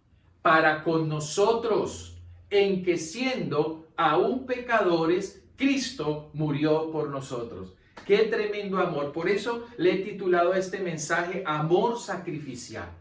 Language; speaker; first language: Spanish; native; Spanish